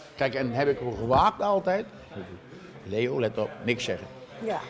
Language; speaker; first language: Dutch; native; Dutch